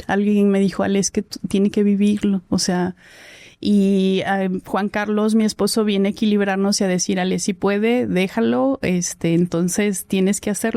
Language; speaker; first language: Spanish; native; Spanish